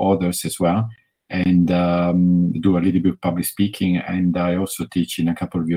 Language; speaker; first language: English; non-native, fluent; Italian